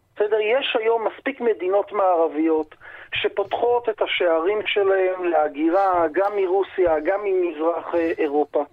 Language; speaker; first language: Hebrew; native; Hebrew